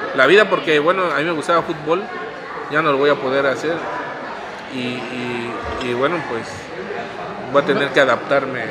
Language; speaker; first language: Spanish; native; Spanish